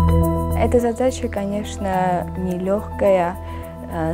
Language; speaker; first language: Russian; non-native, local second language; Georgian